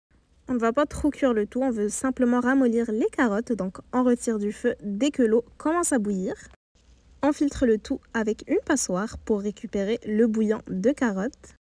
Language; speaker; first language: French; native; French